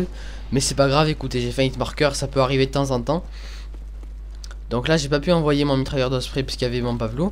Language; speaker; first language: French; native; French